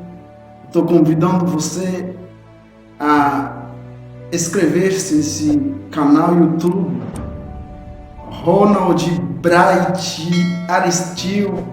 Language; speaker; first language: Portuguese; non-native, fluent; Haitian Creole